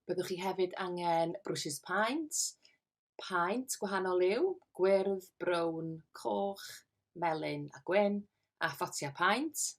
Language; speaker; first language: Welsh; native; Welsh